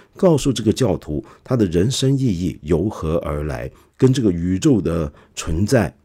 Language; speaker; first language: Chinese; non-native, local second language; Cantonese